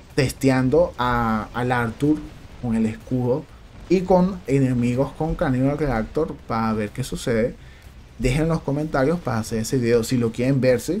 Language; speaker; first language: Spanish; native; Spanish